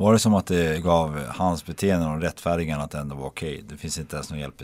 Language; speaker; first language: Swedish; native; Swedish